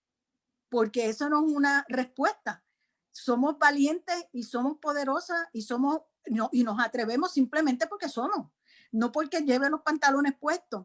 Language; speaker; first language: Spanish; native; Spanish